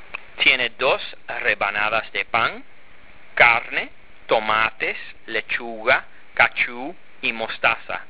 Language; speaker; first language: Spanish; non-native, fluent; English